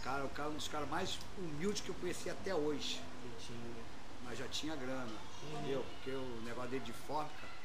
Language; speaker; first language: Portuguese; native; Portuguese